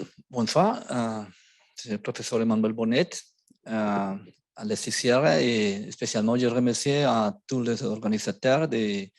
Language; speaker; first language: French; non-native, fluent; Spanish